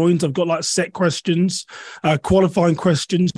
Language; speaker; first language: English; native; English